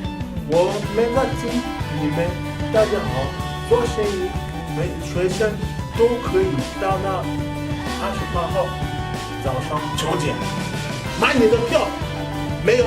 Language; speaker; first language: Chinese; non-native, learner; French